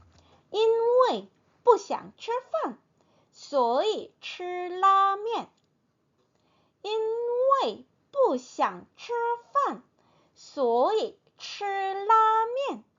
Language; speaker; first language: Chinese; non-native, fluent; Korean